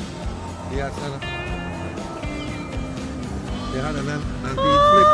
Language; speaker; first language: Indonesian; non-native, learner; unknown